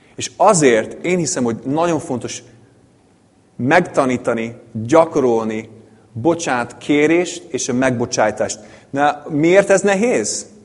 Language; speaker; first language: Hungarian; non-native, fluent; English